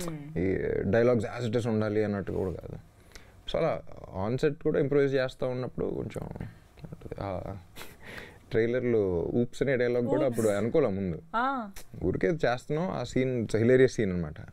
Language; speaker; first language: Telugu; native; Telugu